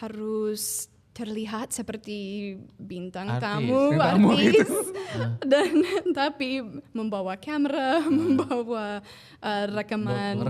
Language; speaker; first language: Indonesian; non-native, fluent; English